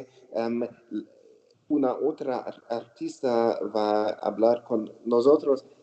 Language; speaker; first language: Spanish; non-native, learner; German